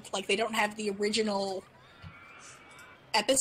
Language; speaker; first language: English; native; English